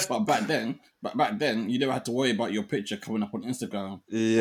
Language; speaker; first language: English; native; English